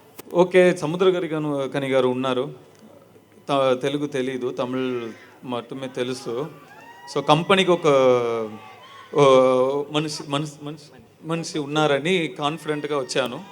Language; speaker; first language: Telugu; non-native, learner; Tamil